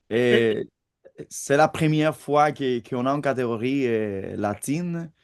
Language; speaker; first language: French; non-native, fluent; Spanish